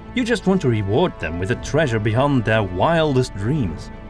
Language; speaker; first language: English; non-native, fluent; Dutch